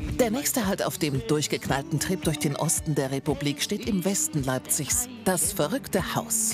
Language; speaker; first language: German; native; German